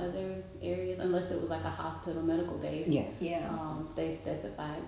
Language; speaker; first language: English; native; English